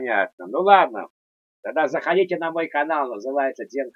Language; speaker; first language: Russian; native; Russian